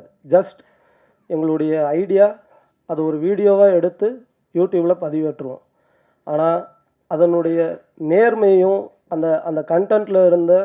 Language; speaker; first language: Tamil; native; Tamil